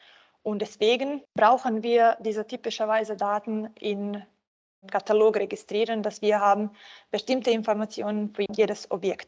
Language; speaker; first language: German; non-native, fluent; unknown